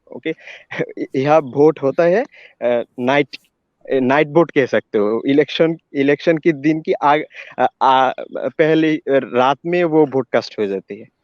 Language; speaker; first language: Hindi; non-native, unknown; Bangla